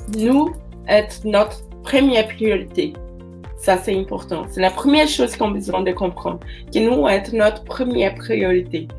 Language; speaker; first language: French; non-native, learner; Portuguese